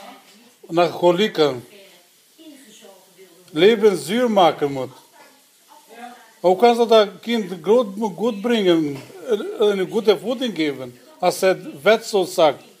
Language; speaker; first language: Dutch; non-native, learner; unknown